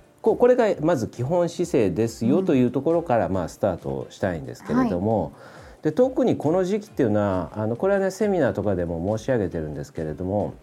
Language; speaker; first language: Japanese; native; Japanese